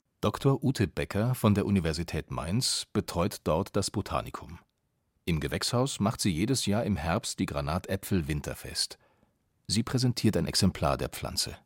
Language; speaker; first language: German; native; German